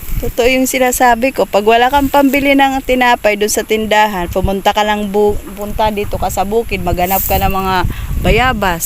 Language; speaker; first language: Filipino; native; Filipino